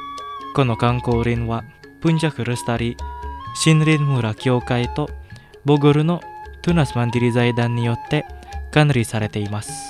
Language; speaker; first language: Japanese; non-native, fluent; Indonesian